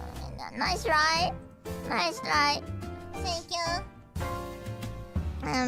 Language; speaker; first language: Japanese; non-native, learner; Indonesian